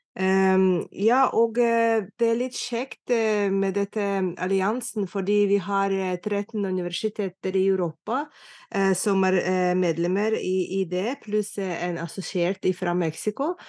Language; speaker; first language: Norwegian; non-native, fluent; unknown